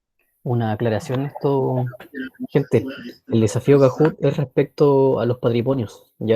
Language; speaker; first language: Spanish; native; Spanish